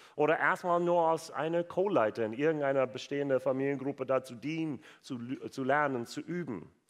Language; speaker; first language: German; non-native, fluent; English